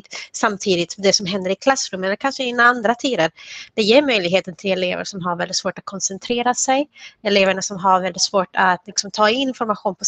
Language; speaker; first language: Swedish; non-native, fluent; Spanish